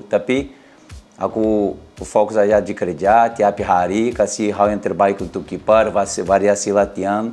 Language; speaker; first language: Indonesian; non-native, learner; Portuguese